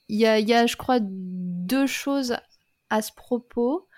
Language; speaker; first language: French; native; French